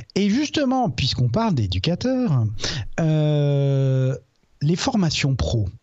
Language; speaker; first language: French; native; French